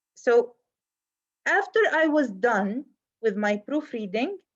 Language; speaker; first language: English; non-native, fluent; Arabic